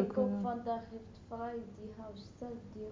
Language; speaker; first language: Dutch; non-native, learner; Arabic